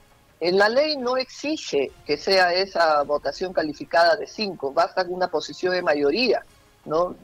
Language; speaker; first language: Spanish; native; Spanish